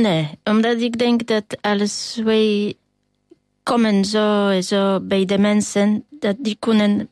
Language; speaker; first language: Dutch; non-native, learner; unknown